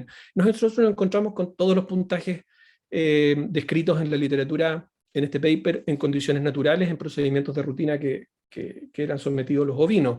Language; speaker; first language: Spanish; native; Spanish